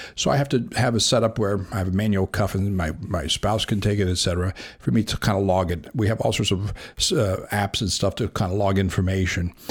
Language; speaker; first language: English; native; English